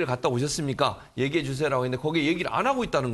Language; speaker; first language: Korean; native; Korean